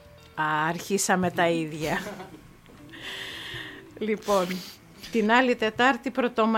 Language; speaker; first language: Greek; native; Greek